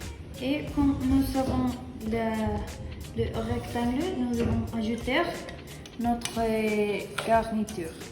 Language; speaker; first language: French; non-native, learner; Spanish